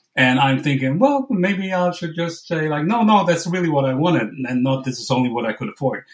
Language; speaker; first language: English; non-native, fluent; German